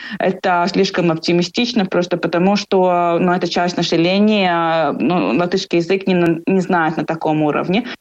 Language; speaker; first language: Russian; non-native, local second language; Latvian